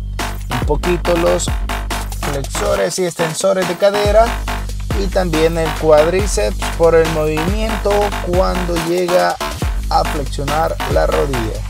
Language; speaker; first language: Spanish; native; Spanish